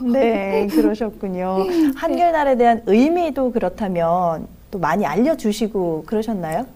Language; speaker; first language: Korean; native; Korean